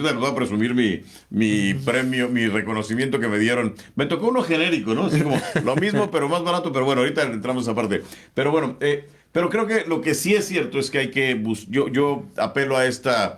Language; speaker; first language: Spanish; native; Spanish